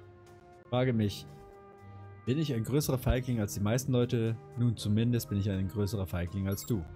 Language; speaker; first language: German; native; German